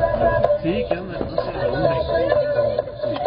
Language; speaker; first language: Spanish; native; Spanish